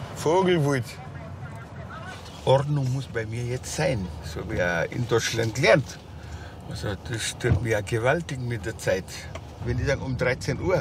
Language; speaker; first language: German; non-native, fluent; Wolof